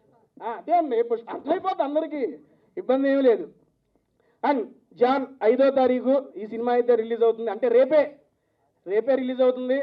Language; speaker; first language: Telugu; native; Telugu